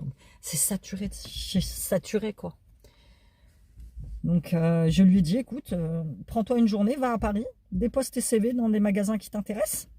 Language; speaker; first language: French; native; French